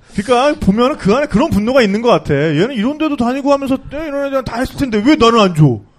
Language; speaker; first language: Korean; native; Korean